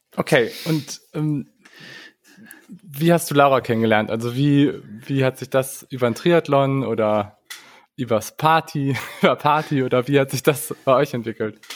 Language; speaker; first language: German; native; German